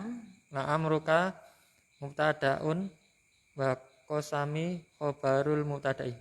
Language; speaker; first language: Arabic; non-native, learner; Indonesian